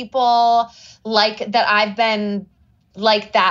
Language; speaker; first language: English; native; English